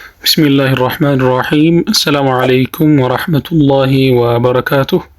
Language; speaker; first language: Arabic; non-native, fluent; Amharic